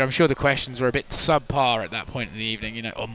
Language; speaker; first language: English; native; English